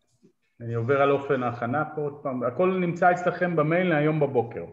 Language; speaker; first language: Hebrew; native; Hebrew